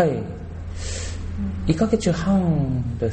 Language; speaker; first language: Japanese; non-native, learner; Korean